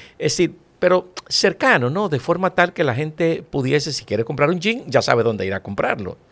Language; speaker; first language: Spanish; native; Spanish